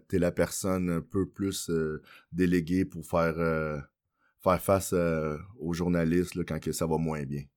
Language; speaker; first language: French; early bilingual, other home language; Haitian Creole